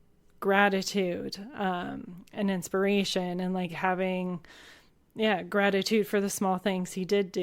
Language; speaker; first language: English; native; English